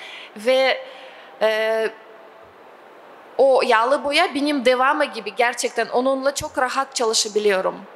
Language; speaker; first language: Turkish; non-native, fluent; Russian